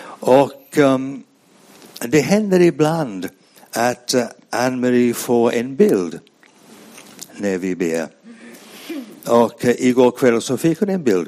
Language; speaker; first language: Swedish; non-native, fluent; English